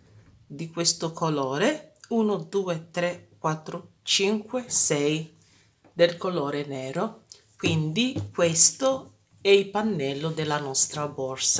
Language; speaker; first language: Italian; non-native, fluent; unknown